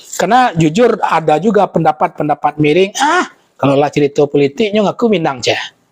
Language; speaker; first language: Indonesian; non-native, local second language; Minangkabau